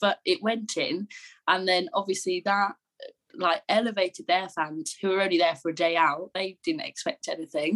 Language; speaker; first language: English; native; English